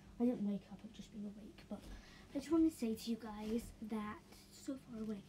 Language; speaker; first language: English; native; English